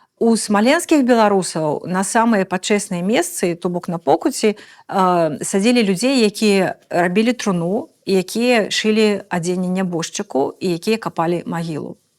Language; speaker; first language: Belarusian; native; Belarusian